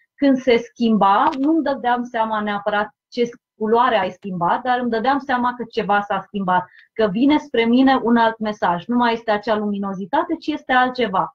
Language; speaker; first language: Romanian; native; Romanian